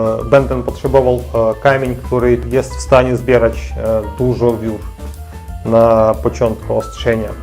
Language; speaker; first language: Polish; non-native, learner; Ukrainian